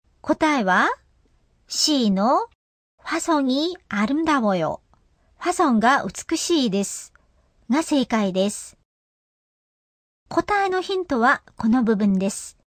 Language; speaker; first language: Japanese; non-native, fluent; Korean